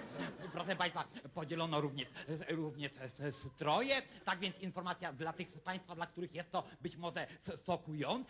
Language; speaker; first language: Polish; native; Polish